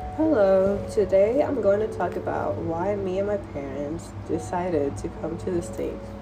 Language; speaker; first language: English; non-native, fluent; Spanish